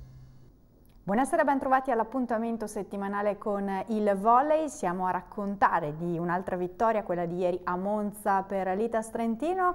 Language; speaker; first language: Italian; native; Italian